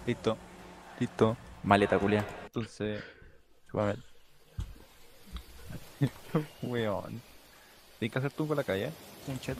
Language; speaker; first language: Spanish; native; Spanish